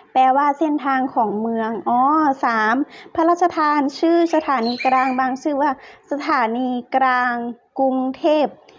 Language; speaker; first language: Thai; non-native, local second language; Lao